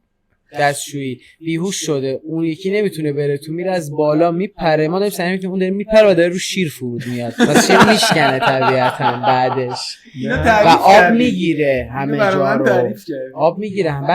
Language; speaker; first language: Persian; native; Persian